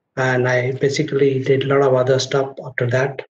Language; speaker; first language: English; non-native, local second language; Marathi